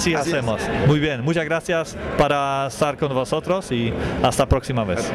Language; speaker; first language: Spanish; non-native, learner; Polish